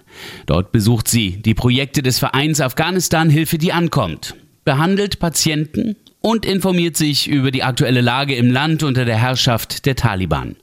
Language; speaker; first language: German; native; German